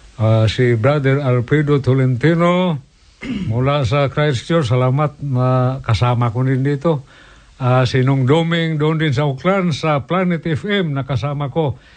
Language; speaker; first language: Filipino; non-native, local second language; Cebuano